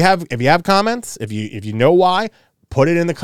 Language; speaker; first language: English; native; English